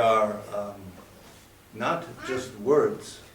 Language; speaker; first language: English; non-native, learner; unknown